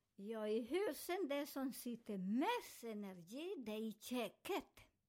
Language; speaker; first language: Swedish; non-native, fluent; Spanish